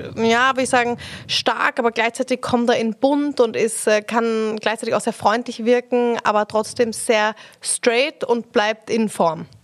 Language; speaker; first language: German; native; German